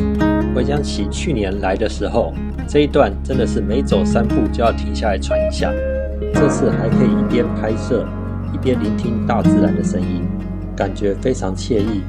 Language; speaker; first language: Chinese; native; Chinese